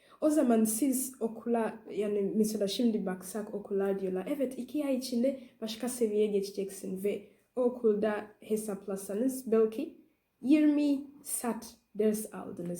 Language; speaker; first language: Turkish; non-native, learner; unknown